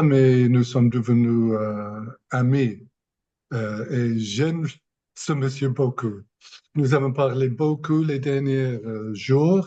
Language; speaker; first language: French; non-native, fluent; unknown